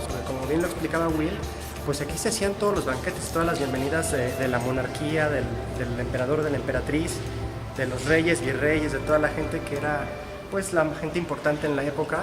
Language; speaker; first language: Spanish; native; Spanish